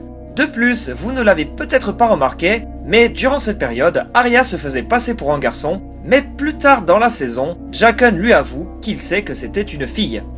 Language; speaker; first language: French; native; French